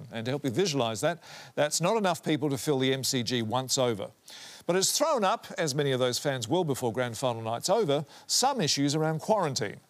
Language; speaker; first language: English; native; English